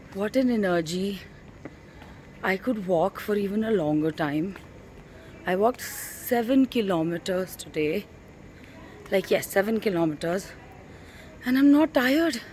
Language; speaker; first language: English; non-native, local second language; Hindi